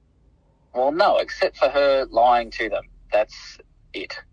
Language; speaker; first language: English; native; English